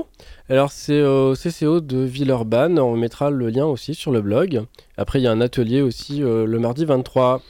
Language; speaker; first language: French; native; French